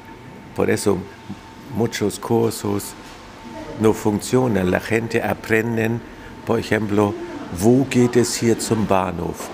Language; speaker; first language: Spanish; non-native, fluent; German